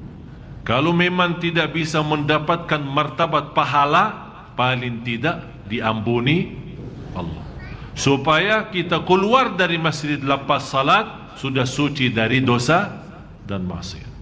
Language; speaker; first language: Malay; non-native, fluent; Arabic